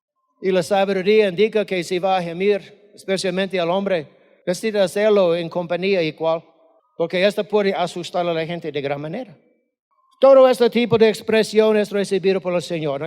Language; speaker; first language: Spanish; non-native, fluent; English